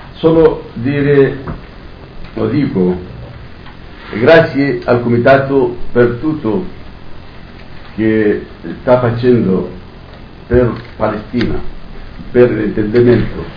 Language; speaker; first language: Italian; non-native, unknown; Arabic